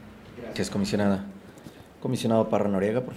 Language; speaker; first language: Spanish; native; Spanish